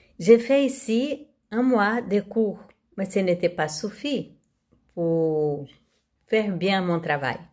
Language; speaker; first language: French; non-native, learner; Portuguese